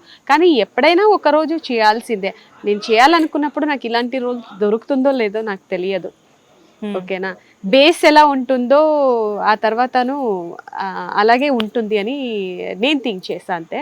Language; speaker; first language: Telugu; non-native, fluent; Tamil